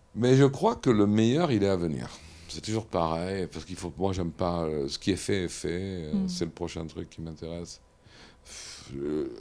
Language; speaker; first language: French; native; French